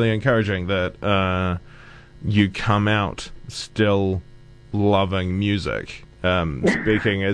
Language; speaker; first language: English; native; English